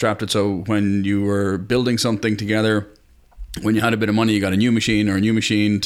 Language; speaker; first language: English; native; English